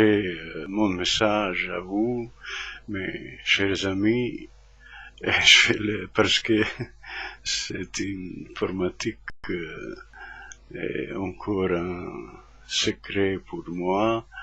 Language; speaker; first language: French; non-native, fluent; Croatian